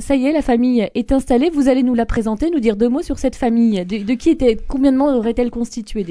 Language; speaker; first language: French; native; French